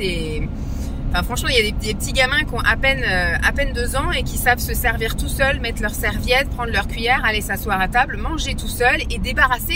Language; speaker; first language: French; native; French